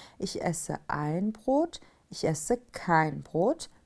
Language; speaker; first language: German; non-native, fluent; Turkish